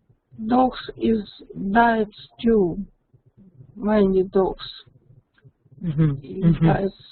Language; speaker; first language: English; non-native, learner; Russian